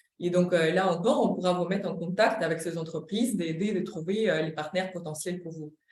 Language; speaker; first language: French; non-native, fluent; Ukrainian